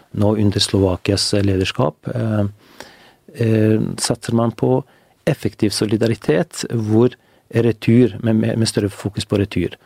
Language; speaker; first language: Norwegian; non-native, fluent; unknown